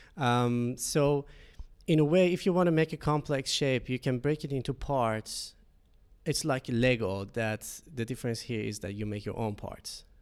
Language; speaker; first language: English; non-native, fluent; Persian